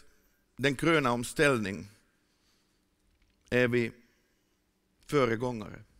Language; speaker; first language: Swedish; non-native, fluent; Finnish